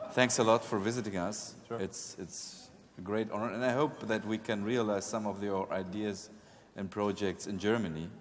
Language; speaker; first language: English; non-native, fluent; German